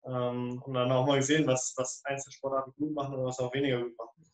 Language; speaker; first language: German; native; German